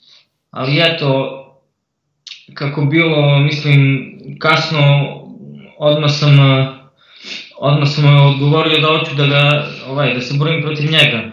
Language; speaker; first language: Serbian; early bilingual, heritage; Croatian